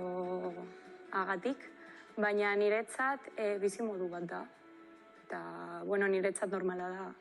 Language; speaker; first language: Basque; non-native, local second language; Spanish